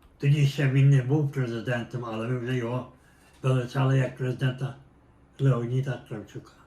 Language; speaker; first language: Ukrainian; native; Ukrainian